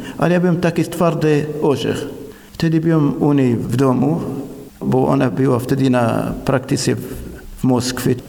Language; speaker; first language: Polish; non-native, fluent; Arabic